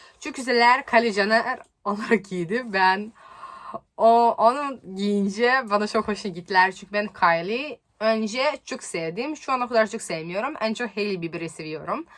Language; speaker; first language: Turkish; non-native, learner; Serbian